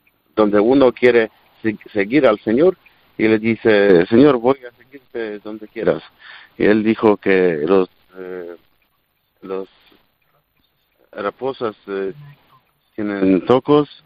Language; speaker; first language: Spanish; non-native, fluent; Polish